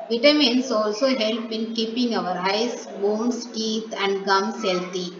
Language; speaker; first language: English; non-native, local second language; Tamil